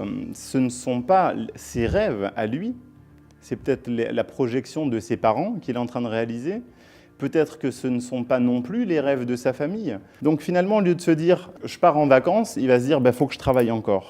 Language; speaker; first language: French; native; French